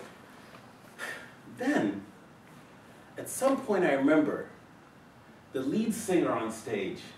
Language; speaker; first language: English; native; English